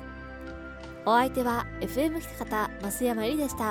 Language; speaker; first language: Japanese; native; Japanese